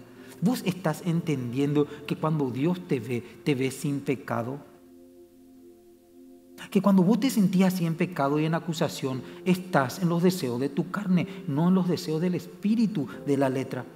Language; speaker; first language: Spanish; native; Spanish